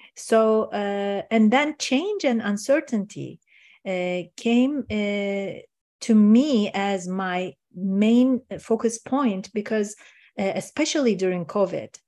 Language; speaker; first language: English; non-native, fluent; Turkish